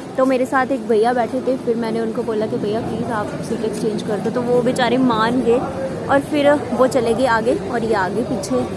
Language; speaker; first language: Hindi; native; Hindi